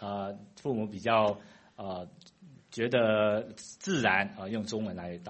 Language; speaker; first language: Chinese; non-native, fluent; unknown